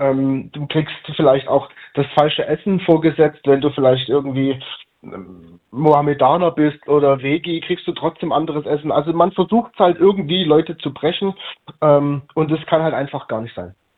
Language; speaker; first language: German; native; German